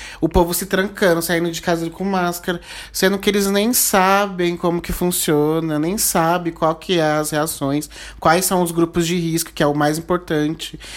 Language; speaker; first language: Portuguese; native; Portuguese